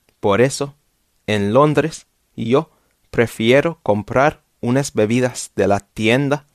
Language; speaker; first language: Spanish; non-native, fluent; English